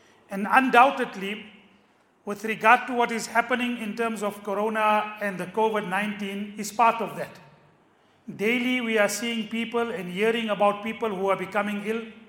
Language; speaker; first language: English; native; English